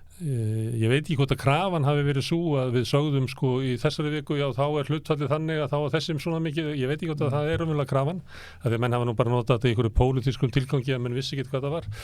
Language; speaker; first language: Icelandic; native; Icelandic